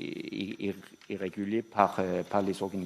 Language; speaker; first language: French; non-native, fluent; Danish